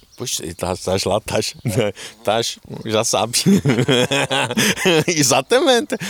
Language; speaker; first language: Portuguese; non-native, fluent; German